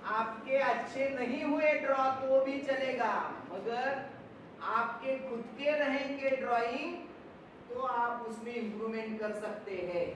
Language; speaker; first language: Hindi; non-native, local second language; Marathi